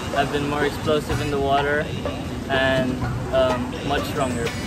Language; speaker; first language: English; non-native, local second language; Filipino